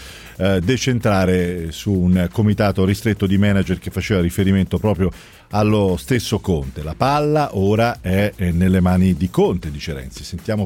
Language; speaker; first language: Italian; native; Italian